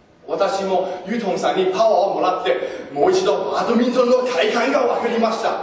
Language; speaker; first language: Japanese; non-native, learner; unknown